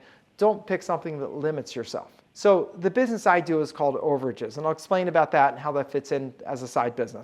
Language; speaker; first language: English; native; English